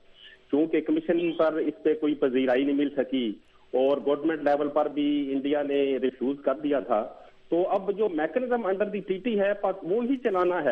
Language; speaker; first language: Urdu; native; Urdu